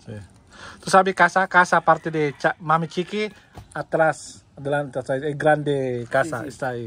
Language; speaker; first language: Spanish; non-native, learner; Filipino